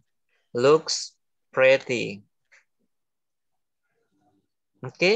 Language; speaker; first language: English; non-native, fluent; Indonesian